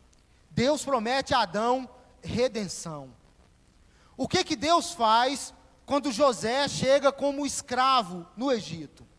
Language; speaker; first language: Portuguese; native; Portuguese